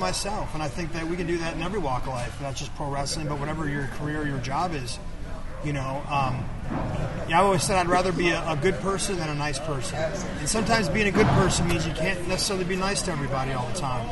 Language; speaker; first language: English; native; English